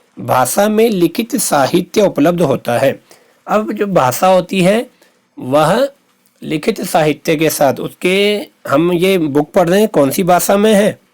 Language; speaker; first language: Hindi; non-native, local second language; Garhwali